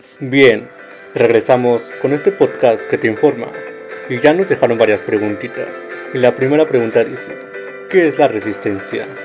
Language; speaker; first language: Spanish; native; Spanish